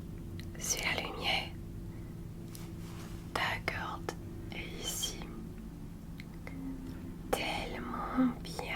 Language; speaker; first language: French; non-native, learner; English